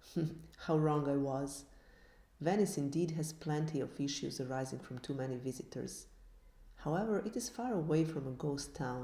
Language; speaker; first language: English; non-native, learner; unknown